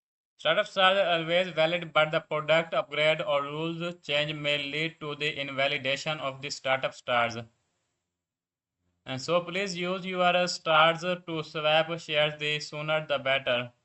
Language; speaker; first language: English; non-native, learner; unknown